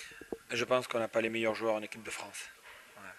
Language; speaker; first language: French; native; French